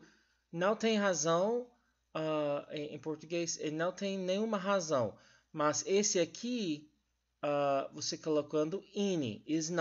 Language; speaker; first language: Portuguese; non-native, learner; English